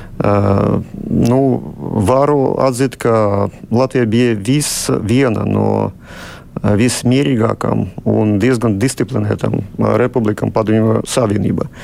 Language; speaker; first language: Latvian; non-native, local second language; Russian